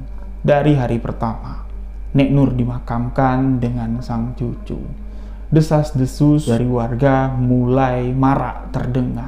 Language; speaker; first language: Indonesian; native; Indonesian